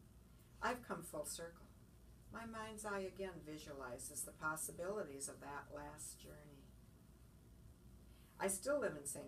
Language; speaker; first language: English; native; English